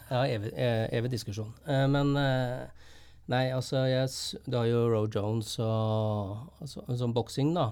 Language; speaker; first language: Norwegian; native; Norwegian